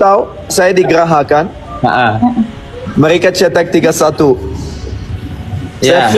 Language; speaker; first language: Indonesian; non-native, learner; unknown